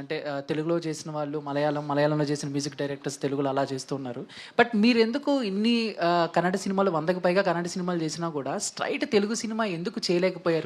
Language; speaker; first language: Telugu; native; Telugu